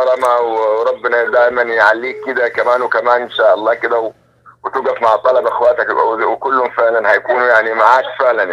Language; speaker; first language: Arabic; native; Arabic